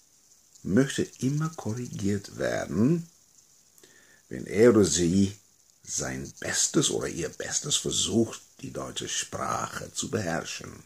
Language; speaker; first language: German; non-native, fluent; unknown